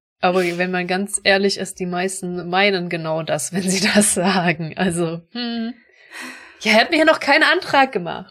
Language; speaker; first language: German; native; German